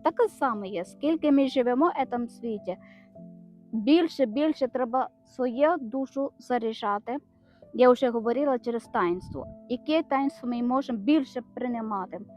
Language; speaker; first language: Ukrainian; non-native, learner; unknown